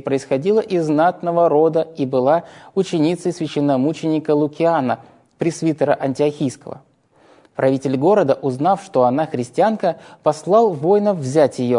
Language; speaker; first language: Russian; native; Russian